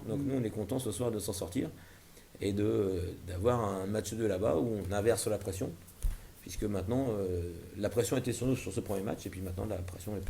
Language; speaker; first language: French; native; French